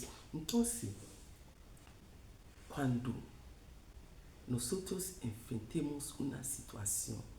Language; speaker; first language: Spanish; non-native, fluent; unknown